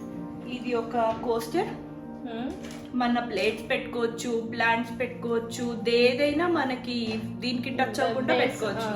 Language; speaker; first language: Telugu; native; Telugu